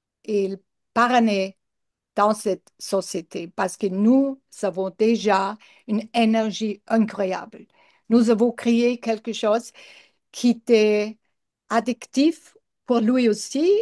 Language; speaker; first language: French; non-native, learner; English